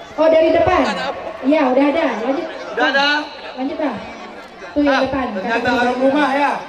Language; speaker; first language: Malay; native; Malay